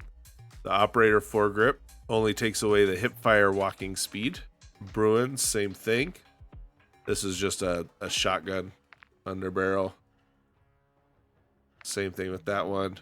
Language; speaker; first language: English; native; English